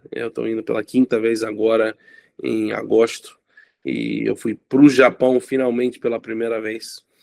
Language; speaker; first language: Portuguese; non-native, fluent; English